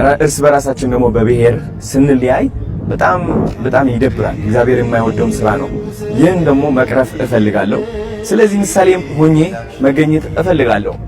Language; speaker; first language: Amharic; non-native, local second language; Tigrinya